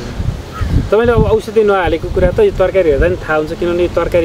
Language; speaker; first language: Nepali; native; Nepali